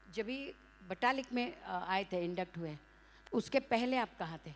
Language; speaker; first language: Hindi; non-native, local second language; Marathi